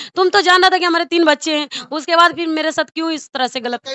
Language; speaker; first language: Hindi; native; Hindi